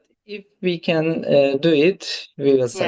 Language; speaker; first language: English; non-native, fluent; Turkish